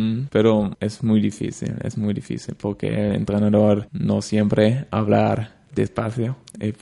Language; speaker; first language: Spanish; non-native, learner; German